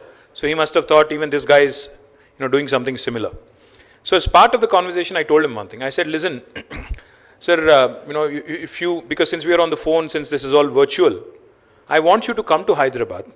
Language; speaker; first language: English; non-native, local second language; Telugu